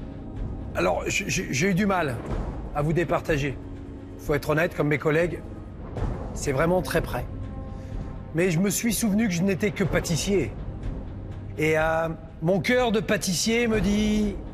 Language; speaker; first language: French; native; French